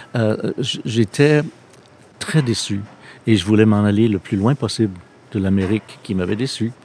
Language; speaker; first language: French; non-native, fluent; English